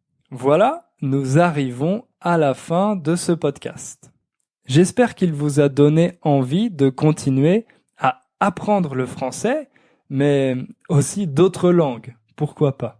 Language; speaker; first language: French; native; French